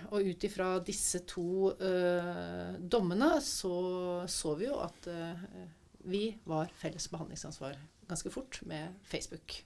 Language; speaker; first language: Norwegian; native; Norwegian